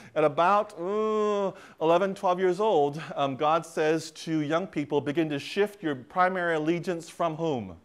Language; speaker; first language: English; native; English